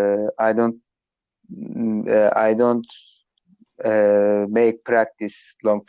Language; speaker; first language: English; non-native, learner; Turkish